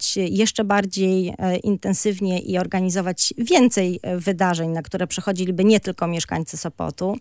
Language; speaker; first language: Polish; native; Polish